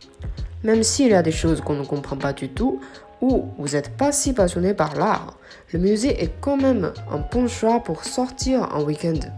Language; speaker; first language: French; non-native, learner; Chinese